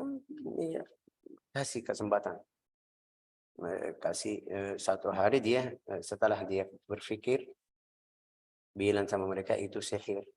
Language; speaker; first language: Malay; non-native, fluent; Arabic